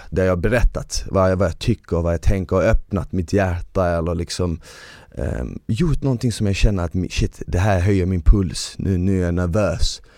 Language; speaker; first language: Swedish; early bilingual, other home language; Bosnian